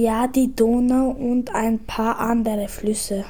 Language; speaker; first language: German; early bilingual, other home language; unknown